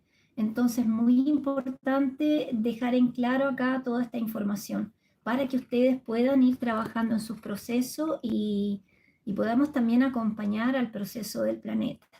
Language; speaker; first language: Spanish; native; Spanish